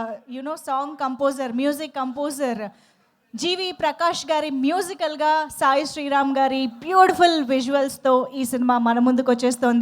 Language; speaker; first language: Telugu; native; Telugu